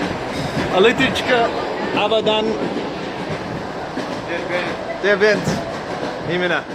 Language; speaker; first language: Russian; non-native, learner; English